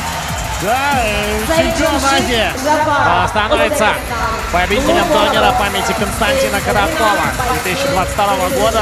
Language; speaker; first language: Russian; native; Russian